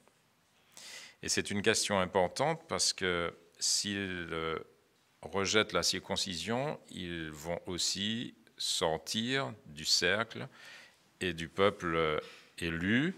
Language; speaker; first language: French; native; French